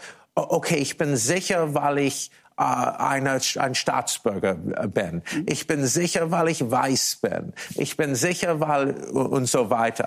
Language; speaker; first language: German; non-native, fluent; English